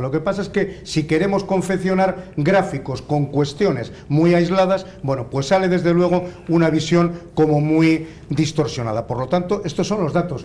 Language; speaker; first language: Spanish; native; Spanish